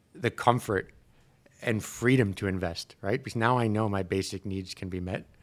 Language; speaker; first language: English; native; English